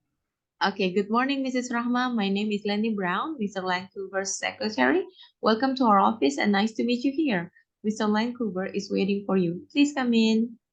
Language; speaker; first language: English; non-native, fluent; Indonesian